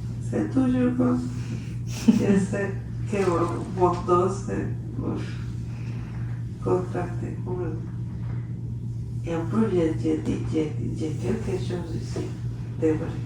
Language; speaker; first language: French; non-native, learner; Spanish